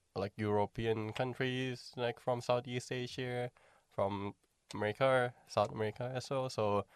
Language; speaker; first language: English; non-native, fluent; Thai